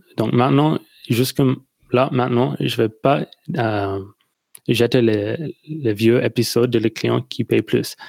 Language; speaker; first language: French; non-native, learner; English